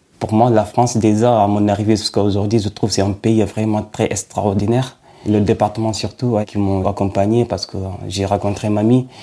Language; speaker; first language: French; non-native, fluent; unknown